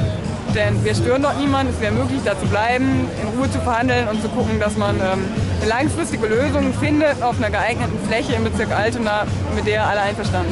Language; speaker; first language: German; native; German